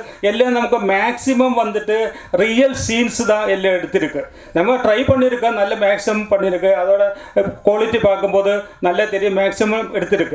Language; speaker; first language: Tamil; non-native, local second language; Malayalam